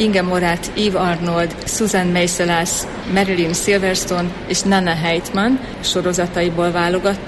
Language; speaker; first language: Hungarian; native; Hungarian